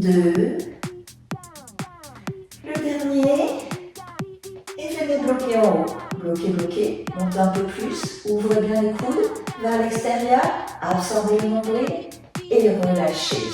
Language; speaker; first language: French; native; French